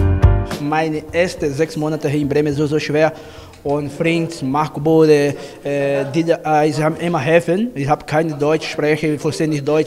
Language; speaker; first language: German; non-native, learner; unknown